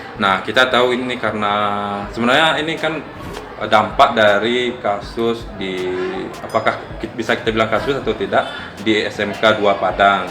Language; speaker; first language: Indonesian; non-native, local second language; Minangkabau